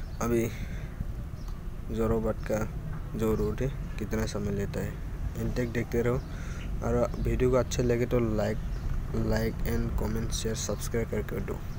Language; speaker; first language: Hindi; non-native, local second language; Assamese